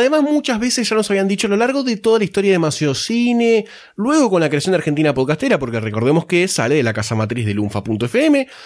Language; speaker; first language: Spanish; native; Spanish